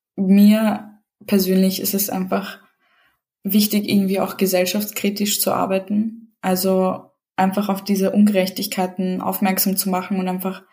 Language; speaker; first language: German; early bilingual, other home language; Serbian